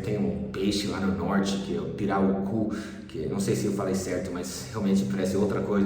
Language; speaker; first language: Portuguese; early bilingual, other home language; English